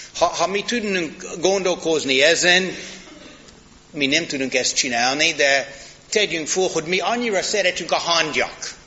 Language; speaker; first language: Hungarian; non-native, fluent; English